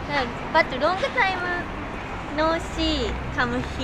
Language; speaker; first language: English; non-native, learner; Japanese